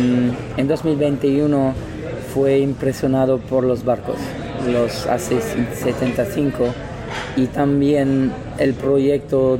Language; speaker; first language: Spanish; non-native, learner; French